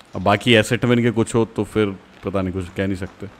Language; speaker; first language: Hindi; native; Hindi